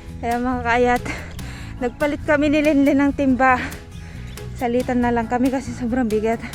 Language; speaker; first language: Filipino; non-native, local second language; Iloko